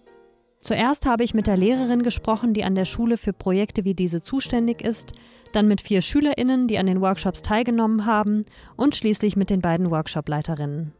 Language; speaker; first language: German; native; German